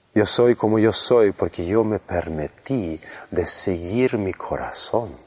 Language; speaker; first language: Spanish; non-native, fluent; Swedish